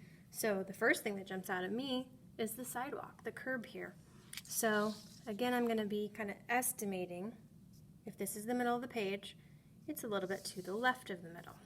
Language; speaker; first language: English; native; English